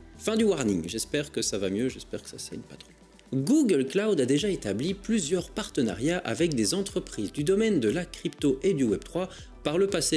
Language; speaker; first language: French; native; French